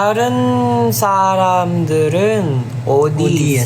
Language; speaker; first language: Korean; non-native, learner; Filipino